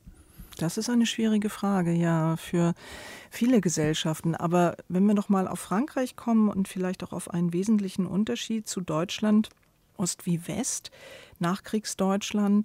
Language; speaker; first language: German; native; German